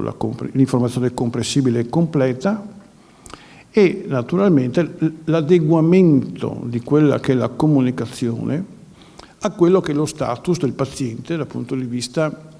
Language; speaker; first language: Italian; native; Italian